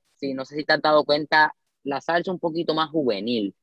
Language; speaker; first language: Spanish; native; Spanish